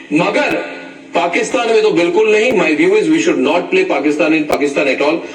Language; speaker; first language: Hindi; native; Hindi